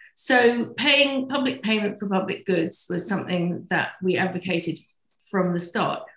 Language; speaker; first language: English; native; English